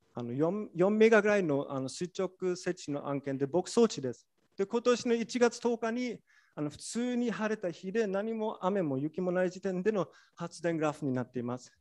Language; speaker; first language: Japanese; non-native, fluent; German